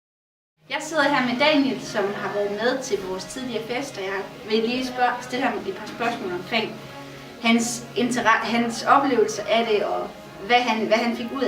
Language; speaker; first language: Danish; native; Danish